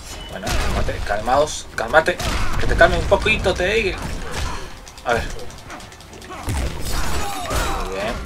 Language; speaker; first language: Spanish; native; Spanish